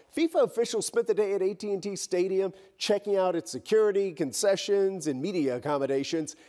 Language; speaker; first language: English; native; English